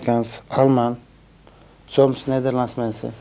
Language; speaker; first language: Dutch; non-native, learner; Turkish